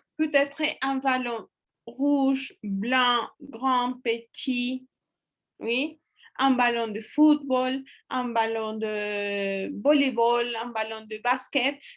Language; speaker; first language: French; non-native, fluent; Spanish